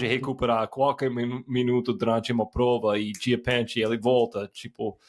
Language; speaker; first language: Portuguese; non-native, fluent; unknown